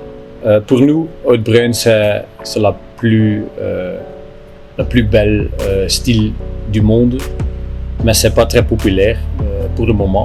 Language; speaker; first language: French; non-native, local second language; Dutch